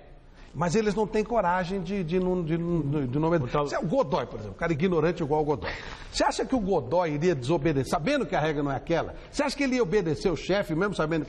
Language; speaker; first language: Portuguese; native; Portuguese